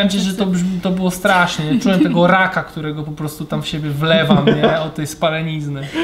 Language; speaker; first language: Polish; native; Polish